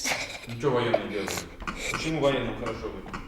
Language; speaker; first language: Russian; native; Russian